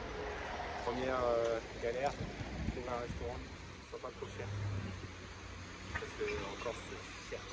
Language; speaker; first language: French; native; French